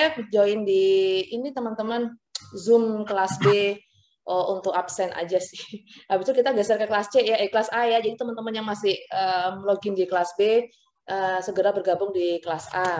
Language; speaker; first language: Indonesian; native; Indonesian